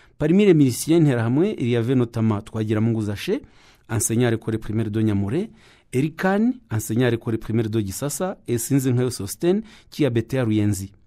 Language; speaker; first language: French; non-native, local second language; Kinyarwanda